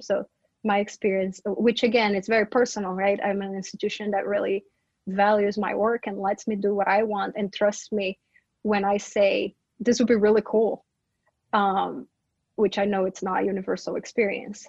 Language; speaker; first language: English; non-native, fluent; Portuguese